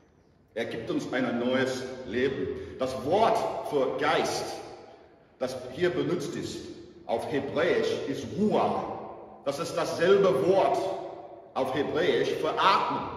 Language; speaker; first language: German; non-native, fluent; English